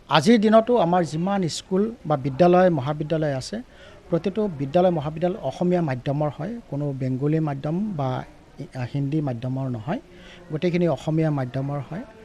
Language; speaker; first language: Assamese; native; Assamese